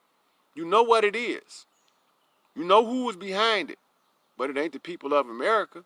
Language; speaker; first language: English; native; English